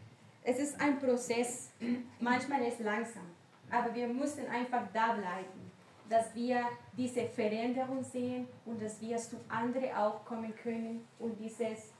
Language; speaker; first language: German; non-native, learner; Spanish